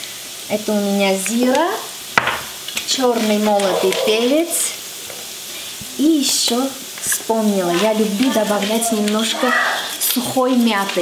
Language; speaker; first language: Russian; non-native, fluent; Armenian